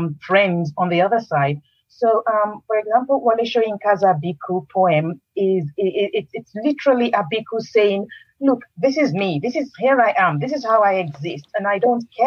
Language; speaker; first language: English; non-native, local second language; Yoruba